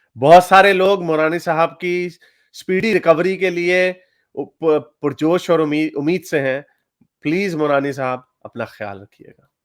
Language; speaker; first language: Urdu; native; Urdu